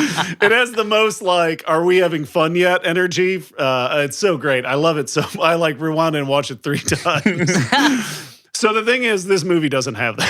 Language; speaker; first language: English; native; English